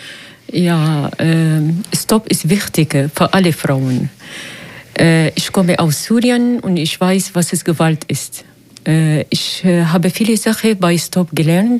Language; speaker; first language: German; non-native, learner; Arabic